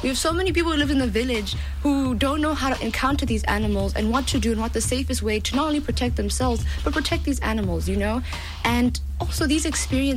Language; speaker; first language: English; native; English